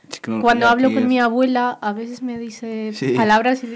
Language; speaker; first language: Spanish; non-native, local second language; Berber languages